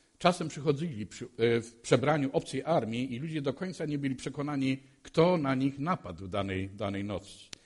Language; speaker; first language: Polish; native; Polish